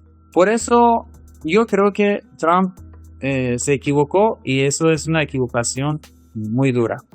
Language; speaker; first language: Spanish; non-native, fluent; Persian